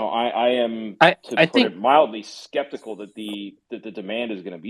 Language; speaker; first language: English; native; English